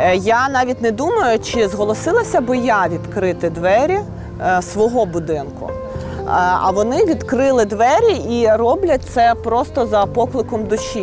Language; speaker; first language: Ukrainian; native; Ukrainian